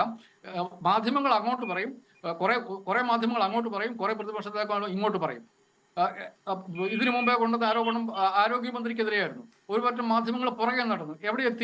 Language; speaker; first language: Malayalam; native; Malayalam